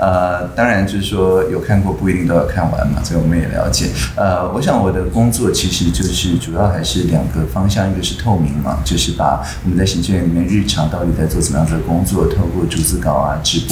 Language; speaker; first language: Chinese; native; Chinese